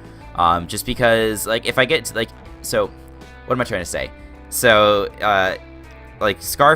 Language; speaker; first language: English; native; English